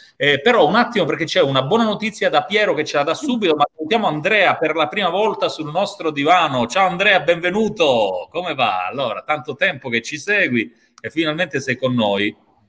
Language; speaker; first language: Italian; native; Italian